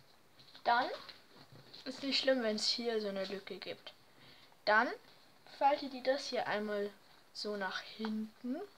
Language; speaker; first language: German; native; German